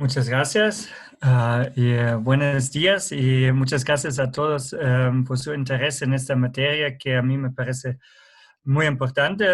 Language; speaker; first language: Spanish; non-native, fluent; German